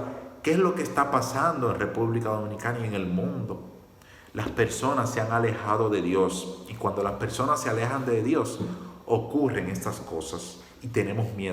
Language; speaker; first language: Spanish; native; Spanish